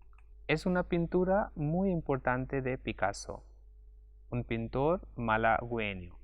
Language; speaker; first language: Spanish; non-native, fluent; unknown